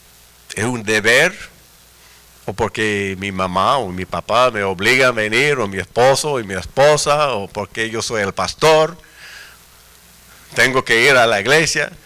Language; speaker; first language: Spanish; non-native, fluent; English